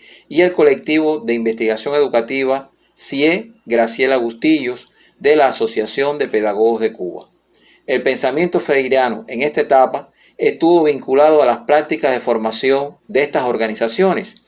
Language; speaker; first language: Spanish; native; Spanish